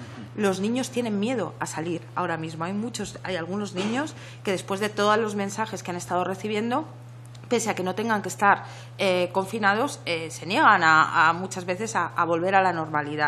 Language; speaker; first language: Spanish; native; Spanish